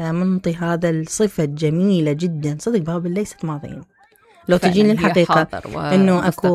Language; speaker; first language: Arabic; native; Arabic